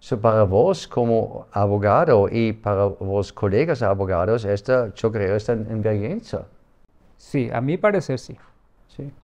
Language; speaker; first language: Spanish; non-native, learner; German